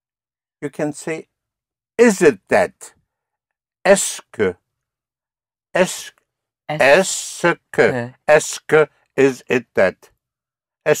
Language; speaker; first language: French; non-native, fluent; English